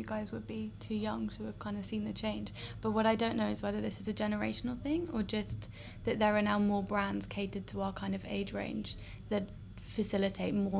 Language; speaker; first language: English; native; English